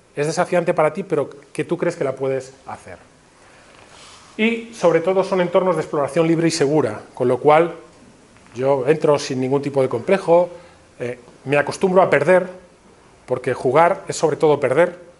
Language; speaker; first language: Spanish; native; Spanish